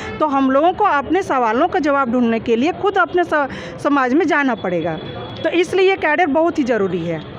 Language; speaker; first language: Hindi; native; Hindi